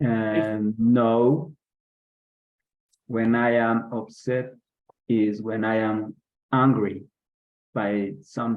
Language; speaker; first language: English; non-native, learner; Spanish